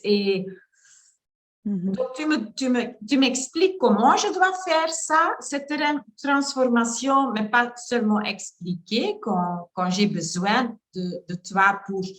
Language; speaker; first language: French; non-native, learner; Dutch